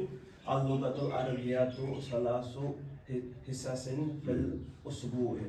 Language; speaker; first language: Arabic; non-native, learner; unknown